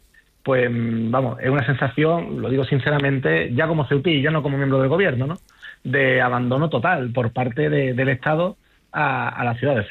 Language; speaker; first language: Spanish; native; Spanish